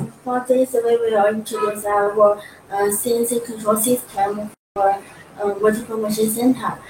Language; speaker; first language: English; non-native, learner; Chinese